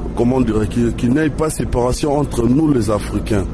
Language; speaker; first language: French; non-native, local second language; Lingala